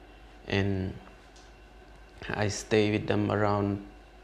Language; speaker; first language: English; non-native, learner; Khmer